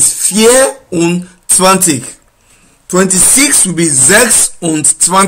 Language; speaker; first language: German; non-native, learner; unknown